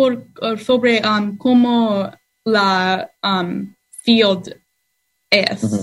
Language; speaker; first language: Spanish; non-native, learner; English